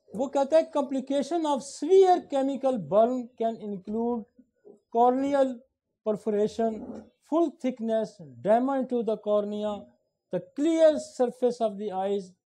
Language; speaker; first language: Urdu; non-native, local second language; Saraiki